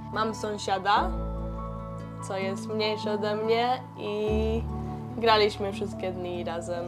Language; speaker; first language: Polish; early bilingual, heritage; Polish